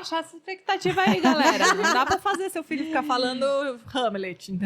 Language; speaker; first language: Portuguese; native; Portuguese